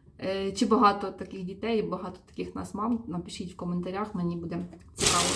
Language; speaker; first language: Ukrainian; non-native, local second language; Russian